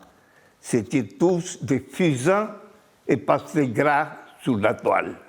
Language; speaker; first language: French; non-native, fluent; Spanish